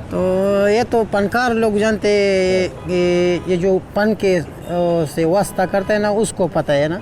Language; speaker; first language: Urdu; non-native, local second language; Pashto